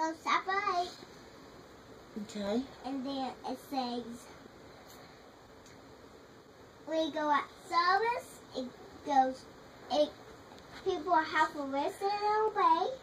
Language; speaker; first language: English; native; English